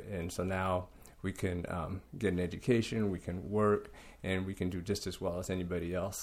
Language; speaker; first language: English; native; English